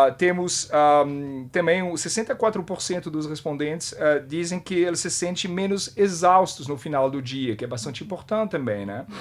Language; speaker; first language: Portuguese; non-native, fluent; French